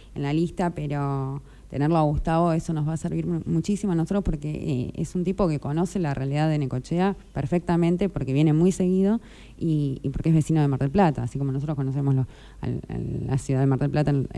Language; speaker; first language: Spanish; native; Spanish